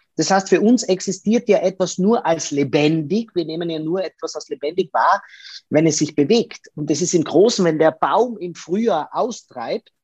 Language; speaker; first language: German; native; German